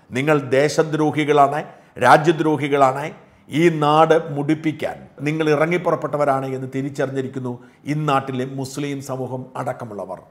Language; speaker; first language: Malayalam; native; Malayalam